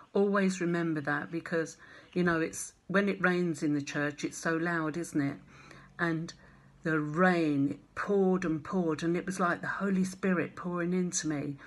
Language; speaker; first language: English; native; English